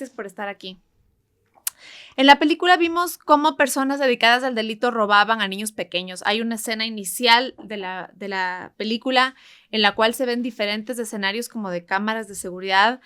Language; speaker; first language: Spanish; native; Spanish